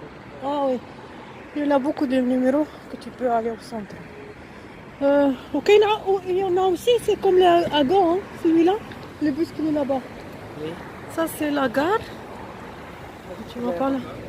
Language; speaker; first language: French; non-native, local second language; Arabic